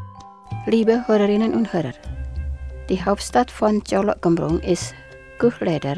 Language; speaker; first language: German; non-native, fluent; Indonesian